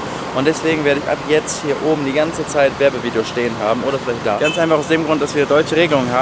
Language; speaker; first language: German; native; German